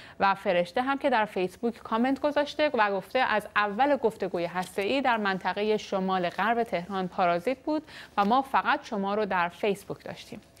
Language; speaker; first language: Persian; native; Persian